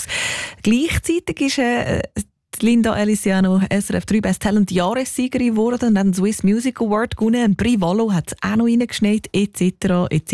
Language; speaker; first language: German; native; German